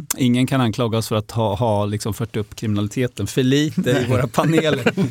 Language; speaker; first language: Swedish; native; Swedish